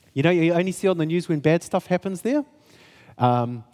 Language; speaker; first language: English; native; English